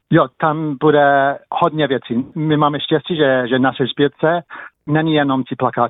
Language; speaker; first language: Czech; early bilingual, heritage; English